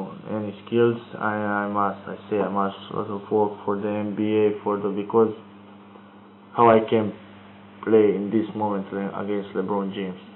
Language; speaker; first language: English; non-native, learner; Croatian